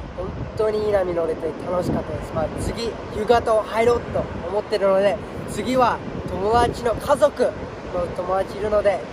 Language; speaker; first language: Japanese; early bilingual, other home language; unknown